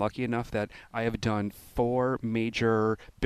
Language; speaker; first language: English; native; English